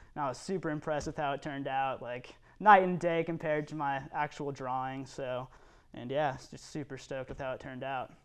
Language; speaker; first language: English; native; English